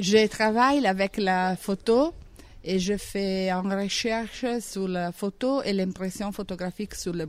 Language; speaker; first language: French; non-native, learner; Italian